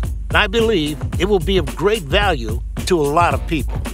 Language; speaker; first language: English; native; English